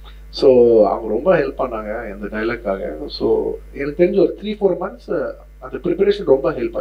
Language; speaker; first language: Tamil; non-native, local second language; Telugu